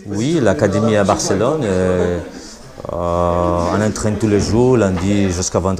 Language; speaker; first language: French; non-native, learner; Portuguese